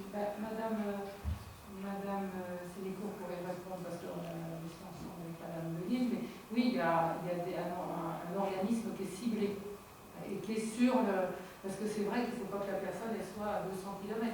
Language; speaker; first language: French; native; French